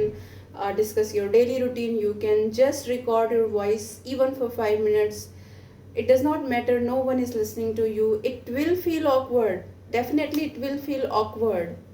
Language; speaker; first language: English; non-native, local second language; Hindi